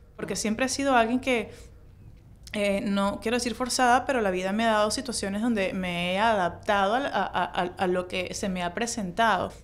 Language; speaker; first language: Spanish; native; Spanish